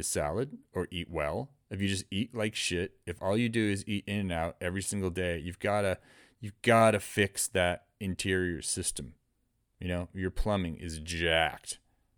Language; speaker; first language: English; native; English